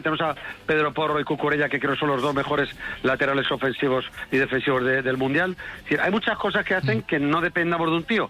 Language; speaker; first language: Spanish; native; Spanish